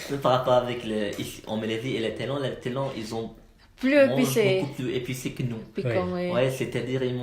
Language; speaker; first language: French; non-native, learner; Malay